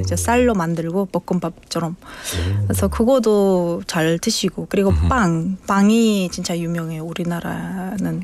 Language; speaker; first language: Korean; non-native, fluent; Uzbek